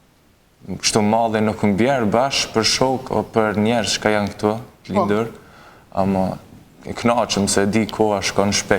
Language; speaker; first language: Albanian; early bilingual, heritage; Albanian